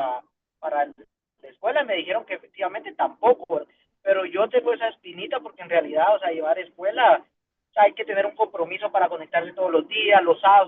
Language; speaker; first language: Spanish; native; Spanish